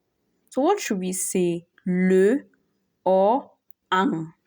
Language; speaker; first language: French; non-native, fluent; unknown